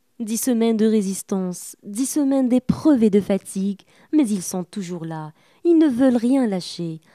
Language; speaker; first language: French; non-native, local second language; Arabic